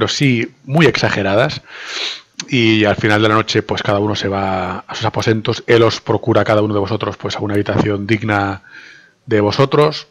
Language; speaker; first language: Spanish; native; Spanish